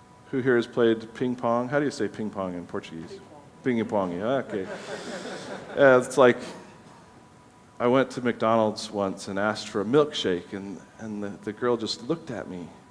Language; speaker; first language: English; native; English